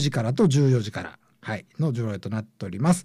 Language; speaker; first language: Japanese; native; Japanese